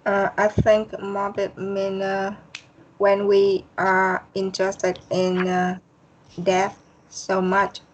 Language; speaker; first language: English; non-native, learner; Vietnamese